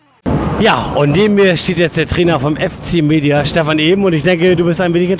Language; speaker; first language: German; native; German